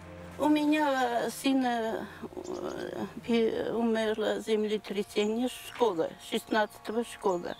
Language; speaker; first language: Russian; non-native, learner; Armenian